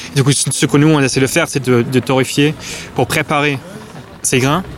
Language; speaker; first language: French; non-native, fluent; English